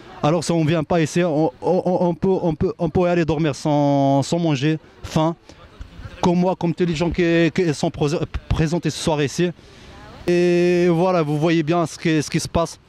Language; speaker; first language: French; non-native, fluent; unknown